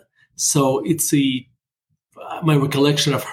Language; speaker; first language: English; non-native, fluent; Russian